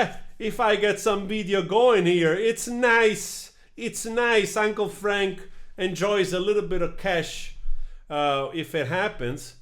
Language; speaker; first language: English; non-native, fluent; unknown